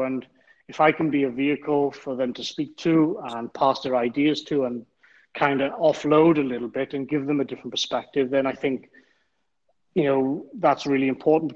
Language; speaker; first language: English; native; English